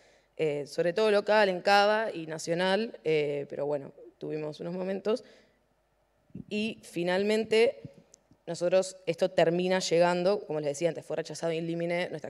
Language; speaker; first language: Spanish; native; Spanish